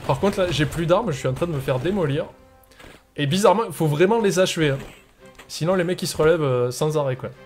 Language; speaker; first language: French; native; French